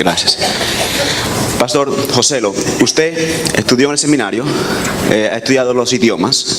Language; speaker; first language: Spanish; native; Spanish